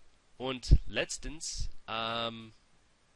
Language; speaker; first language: German; non-native, fluent; English